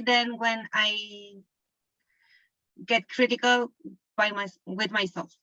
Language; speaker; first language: English; non-native, learner; Spanish